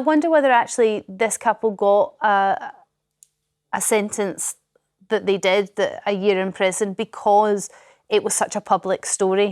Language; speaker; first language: English; native; English